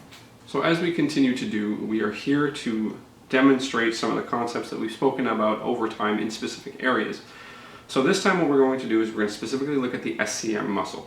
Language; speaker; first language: English; native; English